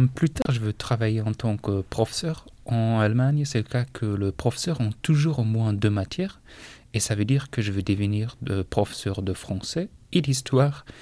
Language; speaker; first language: French; non-native, fluent; German